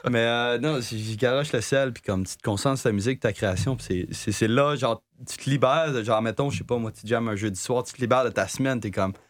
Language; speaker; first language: French; native; French